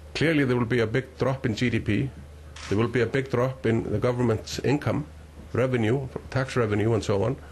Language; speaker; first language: English; non-native, fluent; Icelandic